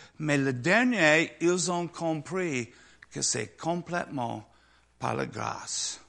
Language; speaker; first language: French; non-native, learner; English